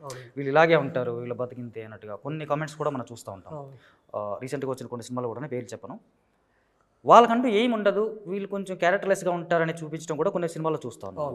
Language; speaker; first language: Telugu; native; Telugu